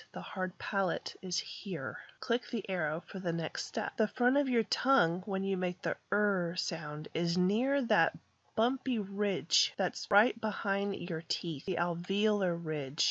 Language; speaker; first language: English; native; English